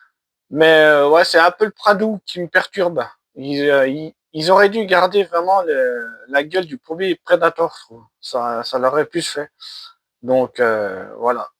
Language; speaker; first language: French; native; French